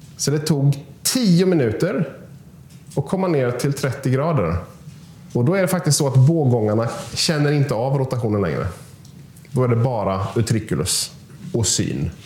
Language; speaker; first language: Swedish; native; Swedish